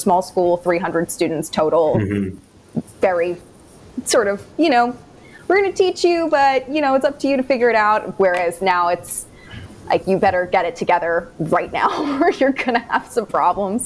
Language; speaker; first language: English; native; English